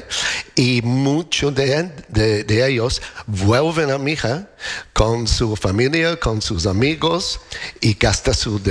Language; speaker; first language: Spanish; non-native, learner; English